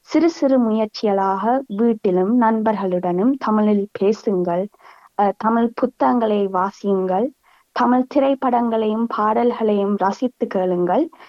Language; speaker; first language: Tamil; early bilingual, heritage; Tamil